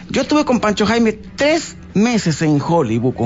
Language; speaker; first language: Spanish; native; Spanish